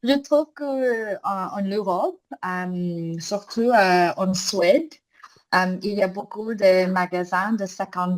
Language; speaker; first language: French; non-native, learner; English